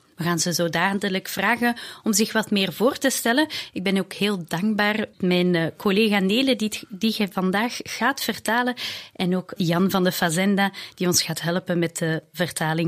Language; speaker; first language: Dutch; native; Dutch